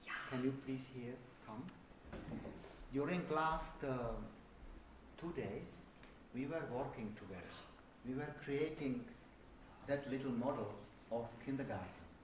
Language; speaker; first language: English; non-native, fluent; Czech